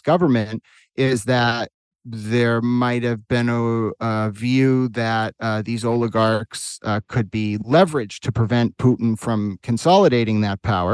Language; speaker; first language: English; native; English